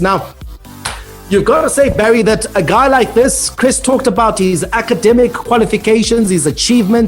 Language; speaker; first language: English; native; English